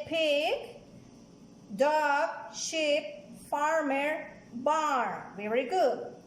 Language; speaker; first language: English; non-native, fluent; Spanish